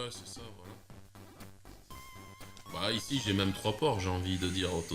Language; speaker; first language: French; native; French